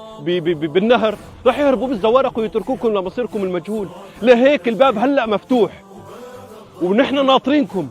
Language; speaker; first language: Arabic; native; Arabic